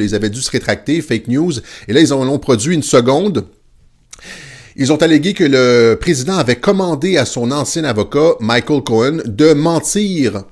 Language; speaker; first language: French; native; French